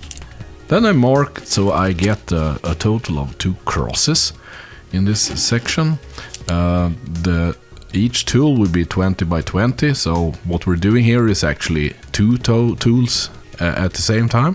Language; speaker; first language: English; non-native, fluent; Swedish